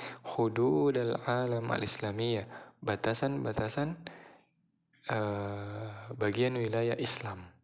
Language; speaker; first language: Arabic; non-native, learner; Indonesian